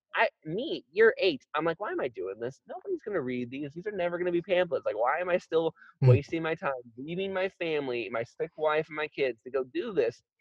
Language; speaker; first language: English; native; English